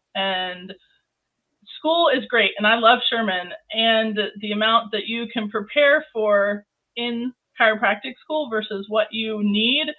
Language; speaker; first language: English; native; English